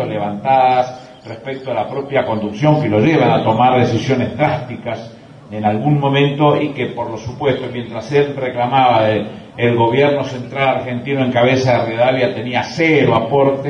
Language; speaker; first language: Spanish; native; Spanish